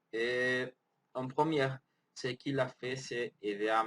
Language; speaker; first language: French; non-native, learner; Spanish